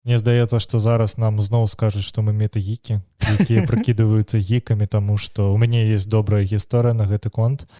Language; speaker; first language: Belarusian; native; Belarusian